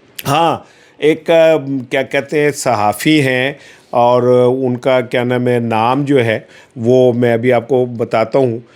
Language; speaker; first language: Urdu; non-native, local second language; Punjabi